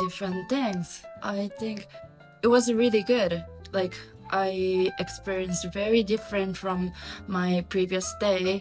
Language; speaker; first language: English; non-native, learner; Japanese